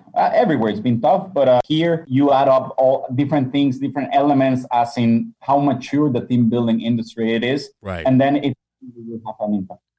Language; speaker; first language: English; non-native, fluent; Spanish